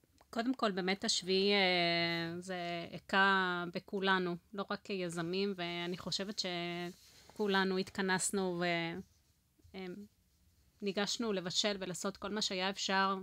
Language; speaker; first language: Hebrew; non-native, fluent; Spanish